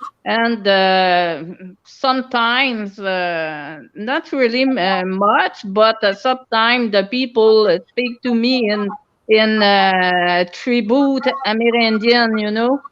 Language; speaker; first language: English; non-native, local second language; French